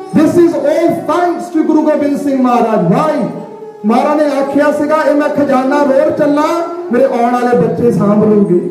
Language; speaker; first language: Punjabi; early bilingual, heritage; Punjabi